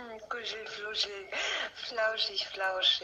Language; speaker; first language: German; native; German